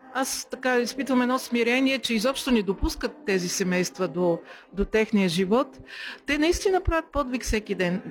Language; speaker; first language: Bulgarian; native; Bulgarian